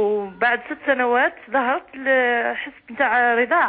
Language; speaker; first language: Arabic; native; Arabic